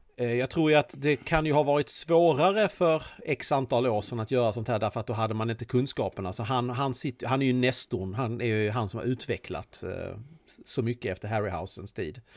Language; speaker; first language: Swedish; native; Swedish